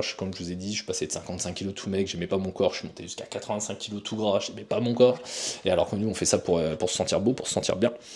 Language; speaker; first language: French; native; French